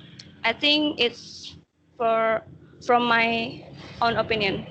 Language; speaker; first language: English; non-native, learner; Indonesian